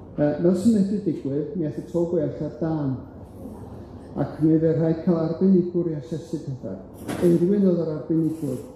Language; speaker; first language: Welsh; native; Welsh